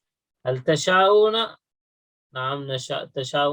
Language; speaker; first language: Arabic; non-native, fluent; Urdu